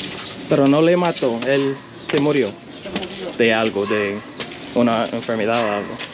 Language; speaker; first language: Spanish; non-native, learner; English